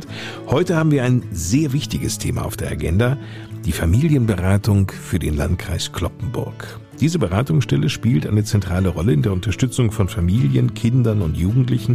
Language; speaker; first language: German; native; German